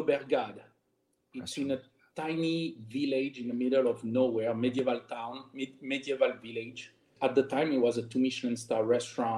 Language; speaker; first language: English; non-native, fluent; French